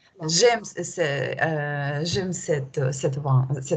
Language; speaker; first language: French; non-native, learner; Russian